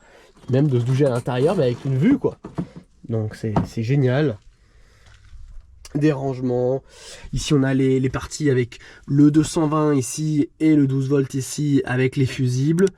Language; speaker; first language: French; native; French